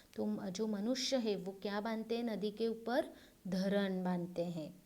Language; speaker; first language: Hindi; non-native, local second language; Marathi